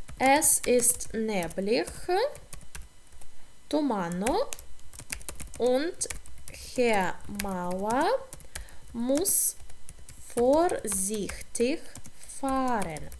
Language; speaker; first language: German; non-native, fluent; Ukrainian